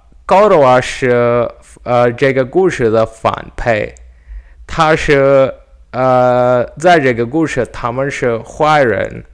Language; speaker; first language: Chinese; non-native, learner; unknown